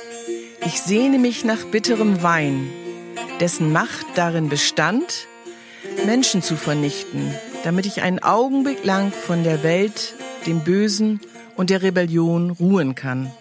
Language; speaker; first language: German; native; German